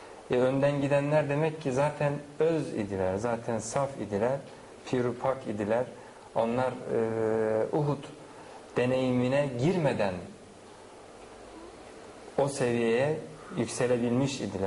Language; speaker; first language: Turkish; native; Turkish